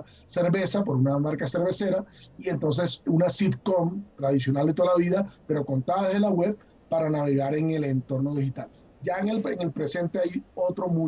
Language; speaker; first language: Spanish; native; Spanish